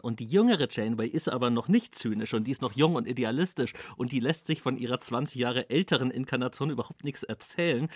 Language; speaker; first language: German; native; German